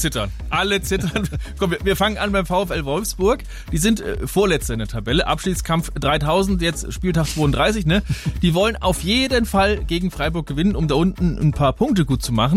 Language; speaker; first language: German; native; German